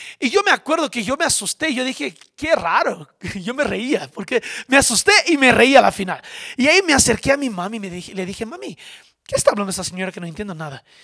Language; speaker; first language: Spanish; non-native, fluent; Portuguese